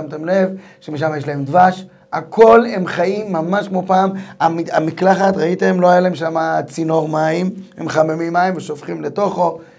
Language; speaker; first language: Hebrew; native; Hebrew